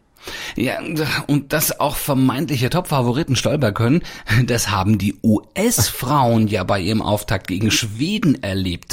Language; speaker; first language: German; native; German